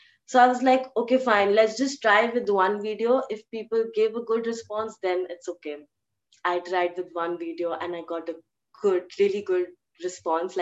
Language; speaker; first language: English; early bilingual, other home language; Hindi